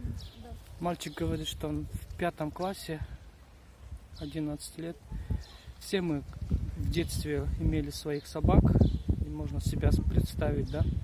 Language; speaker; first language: Russian; non-native, local second language; Kyrgyz